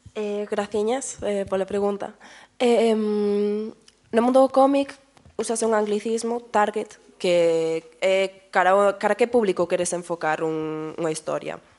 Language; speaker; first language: Galician; native; Galician